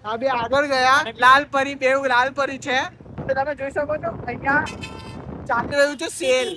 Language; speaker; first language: Gujarati; native; Gujarati